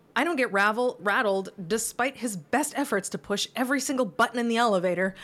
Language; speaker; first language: English; native; English